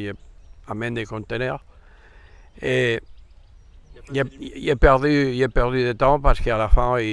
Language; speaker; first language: French; non-native, fluent; Spanish